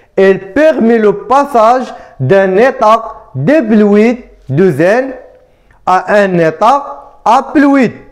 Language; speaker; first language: French; non-native, local second language; Arabic